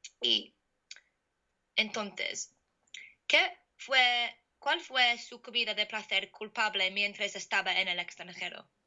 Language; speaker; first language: Spanish; non-native, learner; English